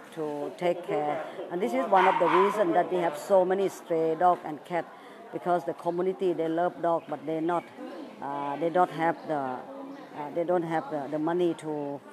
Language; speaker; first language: English; non-native, fluent; Thai